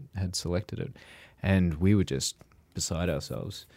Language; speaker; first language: English; native; English